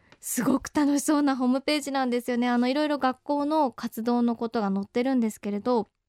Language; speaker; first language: Japanese; native; Japanese